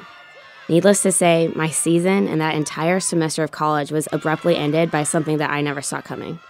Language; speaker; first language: English; native; English